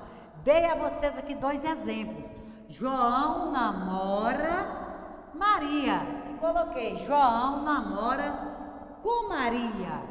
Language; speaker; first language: Portuguese; native; Portuguese